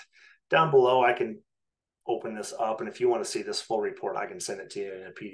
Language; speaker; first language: English; native; English